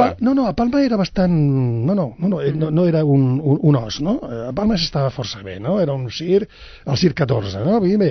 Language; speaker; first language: Catalan; non-native, local second language; Spanish